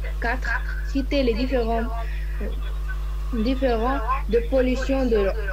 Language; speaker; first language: French; non-native, local second language; Arabic